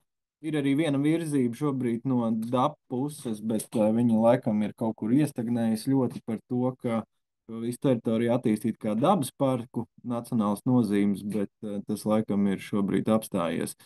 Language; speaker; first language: Latvian; native; Latvian